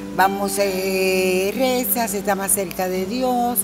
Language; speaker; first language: Spanish; native; Spanish